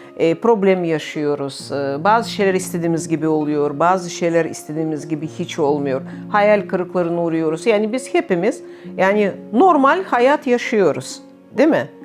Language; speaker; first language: Turkish; non-native, fluent; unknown